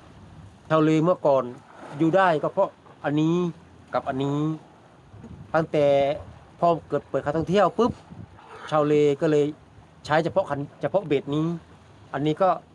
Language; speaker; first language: Thai; non-native, local second language; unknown